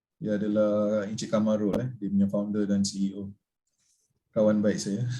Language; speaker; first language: Malay; non-native, local second language; Tamil